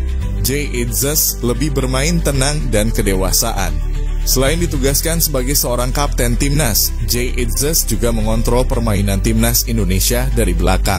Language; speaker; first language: Indonesian; native; Indonesian